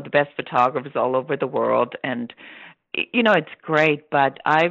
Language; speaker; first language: English; non-native, fluent; German